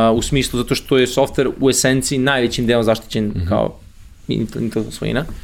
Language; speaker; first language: Serbian; native; Serbian